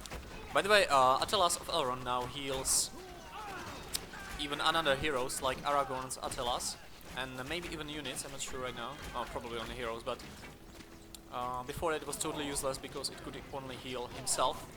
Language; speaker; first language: English; non-native, fluent; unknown